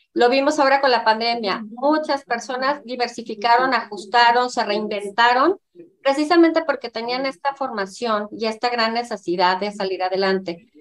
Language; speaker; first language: Spanish; native; Spanish